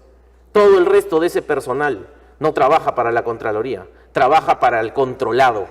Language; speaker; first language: Spanish; native; Spanish